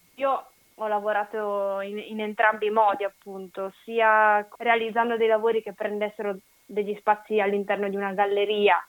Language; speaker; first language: Italian; native; Italian